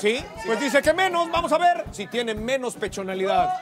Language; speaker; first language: Spanish; native; Spanish